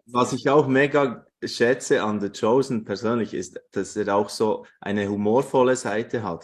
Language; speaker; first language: German; native; German